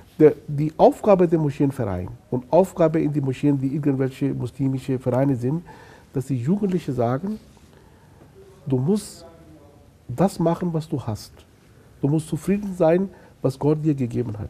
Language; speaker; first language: German; non-native, fluent; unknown